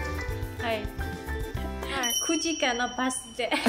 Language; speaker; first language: Japanese; non-native, learner; Burmese